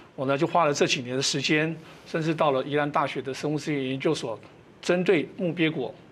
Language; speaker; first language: Chinese; native; Chinese